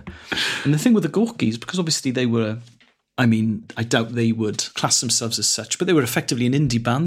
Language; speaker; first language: English; non-native, local second language; Welsh